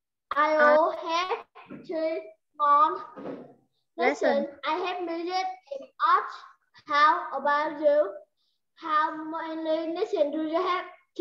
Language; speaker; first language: English; non-native, learner; Vietnamese